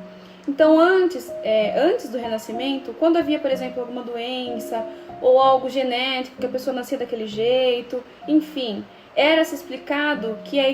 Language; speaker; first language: Portuguese; native; Portuguese